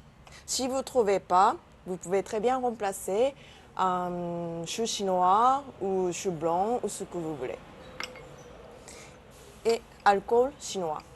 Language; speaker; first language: French; non-native, learner; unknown